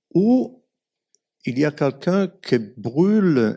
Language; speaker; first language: French; non-native, fluent; Italian